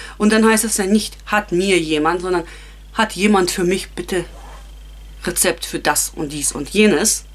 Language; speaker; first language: German; non-native, fluent; Russian